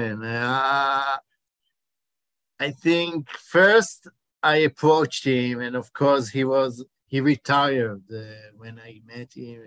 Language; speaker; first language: English; non-native, fluent; Hebrew